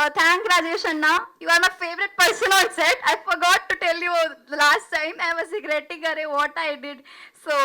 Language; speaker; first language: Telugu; non-native, learner; Hindi